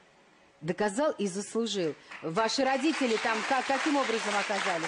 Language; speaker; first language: Russian; native; Russian